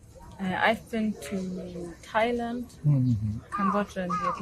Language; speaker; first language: English; non-native, fluent; German